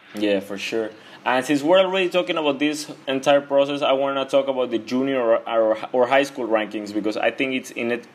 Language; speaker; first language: English; non-native, fluent; Spanish